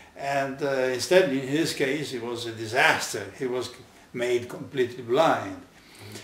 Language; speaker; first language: English; non-native, fluent; Italian